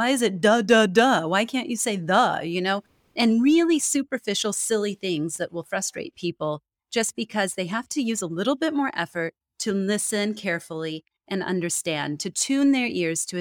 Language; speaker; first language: English; native; English